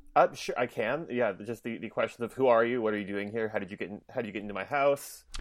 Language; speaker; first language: English; native; English